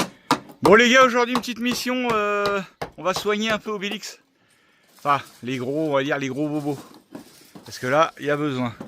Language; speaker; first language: French; native; French